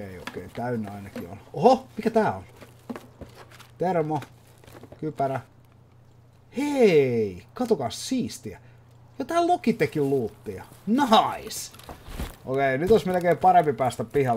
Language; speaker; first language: Finnish; native; Finnish